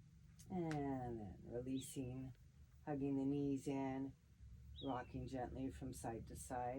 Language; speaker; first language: English; native; English